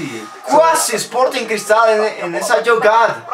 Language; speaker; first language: Portuguese; non-native, learner; Spanish